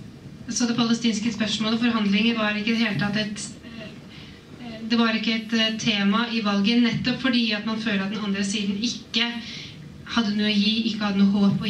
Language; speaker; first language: Norwegian; native; Norwegian